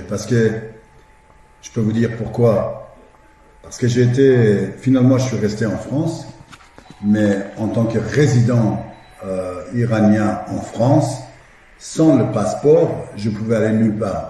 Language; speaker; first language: French; non-native, fluent; Persian